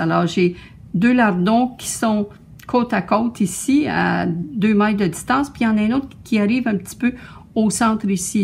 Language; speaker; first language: French; native; French